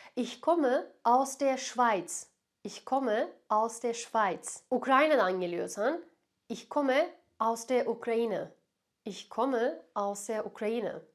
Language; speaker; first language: German; non-native, fluent; Turkish